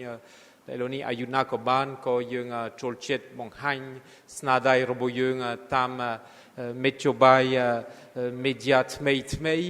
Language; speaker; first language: Khmer; non-native, fluent; French